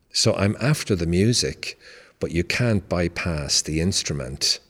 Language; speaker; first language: English; native; English